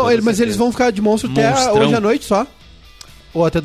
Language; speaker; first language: Portuguese; native; Portuguese